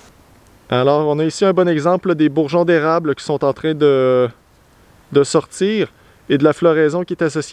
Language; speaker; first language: French; native; French